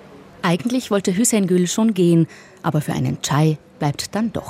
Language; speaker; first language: German; native; German